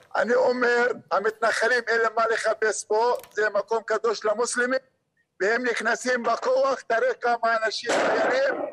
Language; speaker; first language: Hebrew; non-native, local second language; Arabic